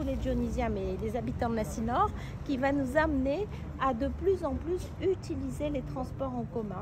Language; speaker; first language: French; native; French